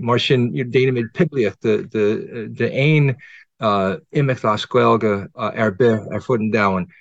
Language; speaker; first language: Irish; non-native, fluent; English